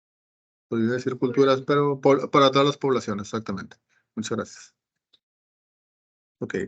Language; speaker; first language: Spanish; native; Spanish